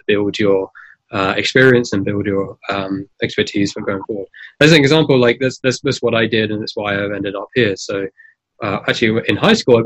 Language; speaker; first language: English; native; English